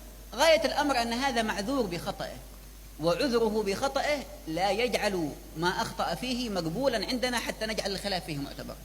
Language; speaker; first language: Arabic; native; Arabic